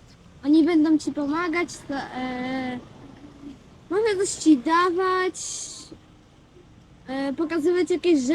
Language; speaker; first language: Polish; early bilingual, other home language; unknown